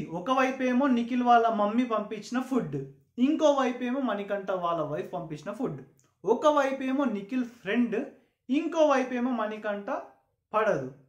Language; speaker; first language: Telugu; non-native, local second language; Urdu